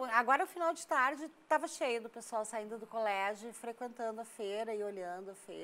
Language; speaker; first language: Portuguese; native; Portuguese